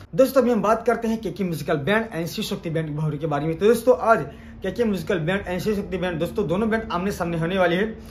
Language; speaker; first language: Hindi; non-native, local second language; Gamit